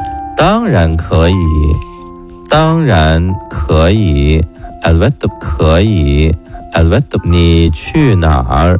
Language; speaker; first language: Chinese; non-native, local second language; Uyghur